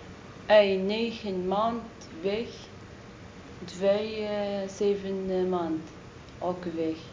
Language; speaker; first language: Dutch; non-native, learner; Arabic